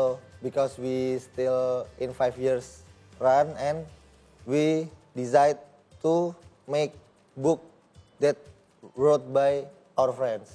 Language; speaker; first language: English; non-native, learner; Indonesian